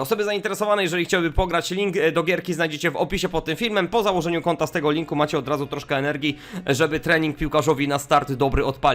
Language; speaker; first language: Polish; native; Polish